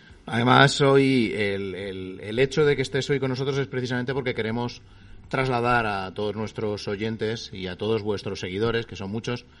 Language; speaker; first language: Spanish; native; Spanish